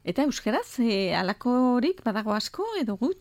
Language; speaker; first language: Basque; native; Basque